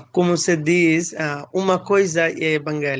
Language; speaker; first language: Portuguese; non-native, learner; Bangla